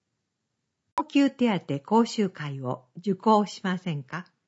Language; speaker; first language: Japanese; native; Japanese